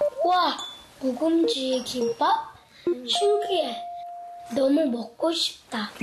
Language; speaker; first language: Korean; early bilingual, heritage; Korean